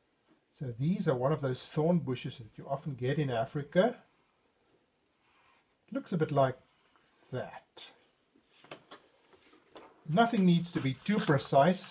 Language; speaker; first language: English; non-native, fluent; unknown